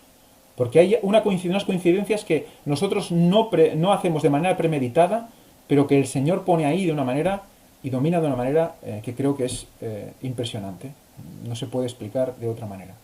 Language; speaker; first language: Spanish; native; Spanish